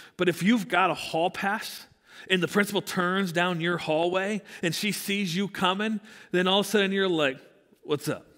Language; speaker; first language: English; native; English